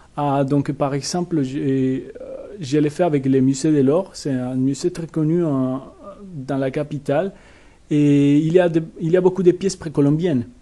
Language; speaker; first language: French; non-native, learner; Spanish